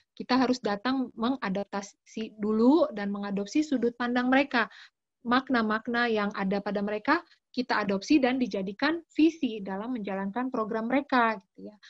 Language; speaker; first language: Indonesian; native; Indonesian